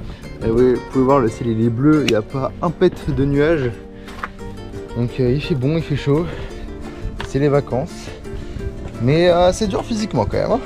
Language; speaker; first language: French; native; French